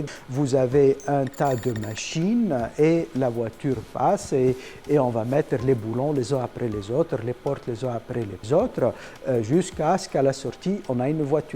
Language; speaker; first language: French; native; French